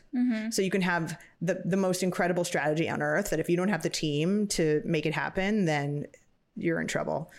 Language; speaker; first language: English; native; English